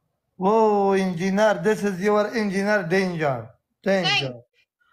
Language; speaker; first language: English; non-native, learner; Pashto